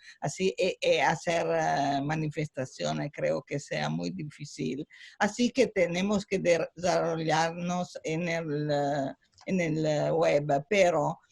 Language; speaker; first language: Spanish; non-native, fluent; Italian